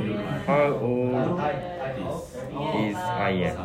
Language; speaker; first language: English; non-native, learner; Japanese